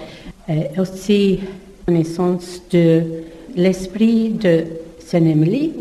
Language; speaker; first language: French; non-native, learner; English